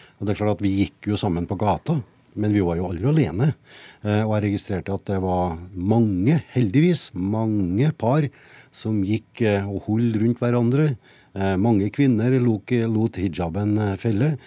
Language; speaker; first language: Norwegian; native; Norwegian